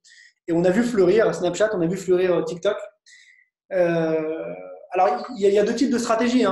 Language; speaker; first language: French; native; French